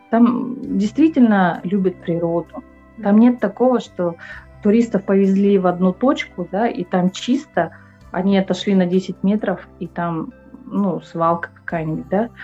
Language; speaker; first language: Russian; non-native, local second language; Yakut